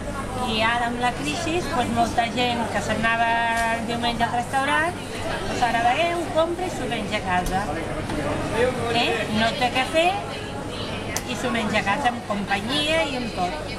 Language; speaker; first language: Catalan; non-native, local second language; Spanish